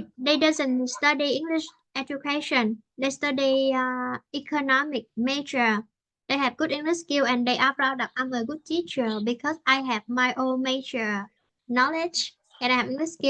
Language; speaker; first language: English; non-native, fluent; Vietnamese